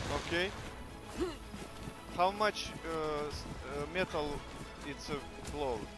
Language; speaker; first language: English; non-native, learner; Russian